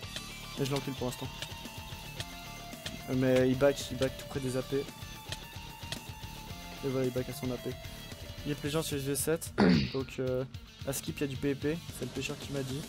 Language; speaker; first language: French; native; French